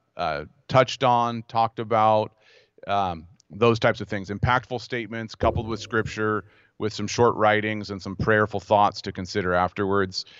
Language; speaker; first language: English; native; English